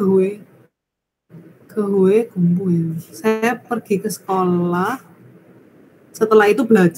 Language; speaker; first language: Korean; non-native, learner; Indonesian